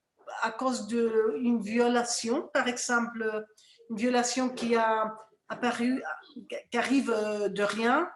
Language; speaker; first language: French; non-native, fluent; Spanish